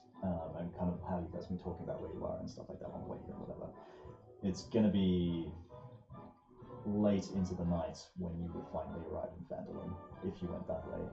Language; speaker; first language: English; native; English